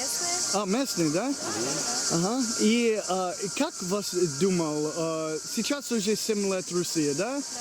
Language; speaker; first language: Russian; non-native, learner; English